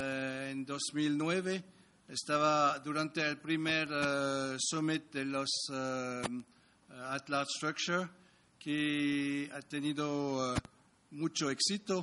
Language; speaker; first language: Spanish; non-native, learner; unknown